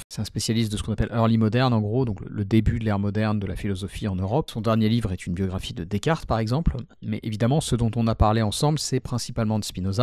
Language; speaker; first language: French; native; French